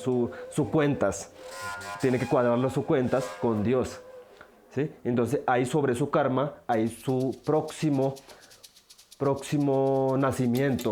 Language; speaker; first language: Spanish; non-native, learner; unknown